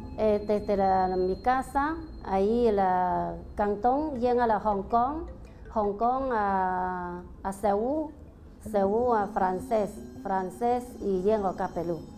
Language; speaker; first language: Spanish; non-native, learner; Cantonese